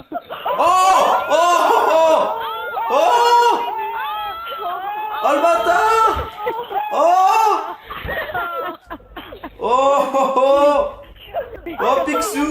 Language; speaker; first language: French; native; French